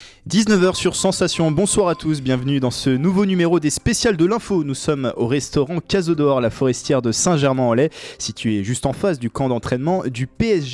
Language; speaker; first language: French; native; French